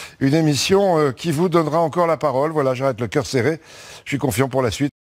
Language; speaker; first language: French; native; French